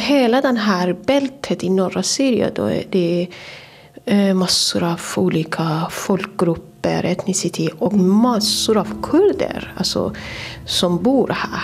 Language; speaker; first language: Swedish; non-native, fluent; Persian